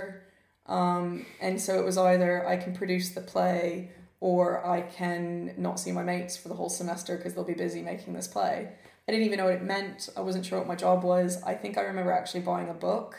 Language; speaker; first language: English; native; English